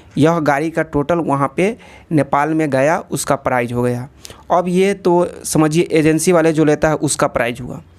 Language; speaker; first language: Hindi; native; Hindi